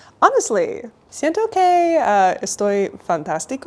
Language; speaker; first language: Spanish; non-native, learner; English